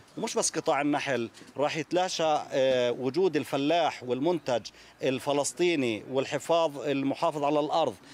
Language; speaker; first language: Arabic; native; Arabic